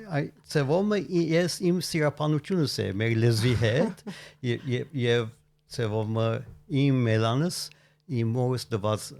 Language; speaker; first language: Armenian; early bilingual, heritage; Armenian